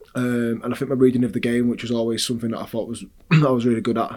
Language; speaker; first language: English; native; English